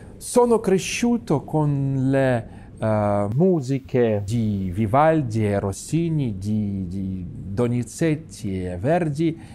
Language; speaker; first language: Italian; non-native, fluent; Russian